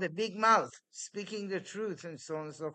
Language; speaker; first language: English; non-native, fluent; Persian